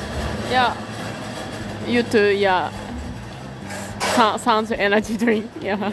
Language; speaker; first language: English; non-native, learner; Japanese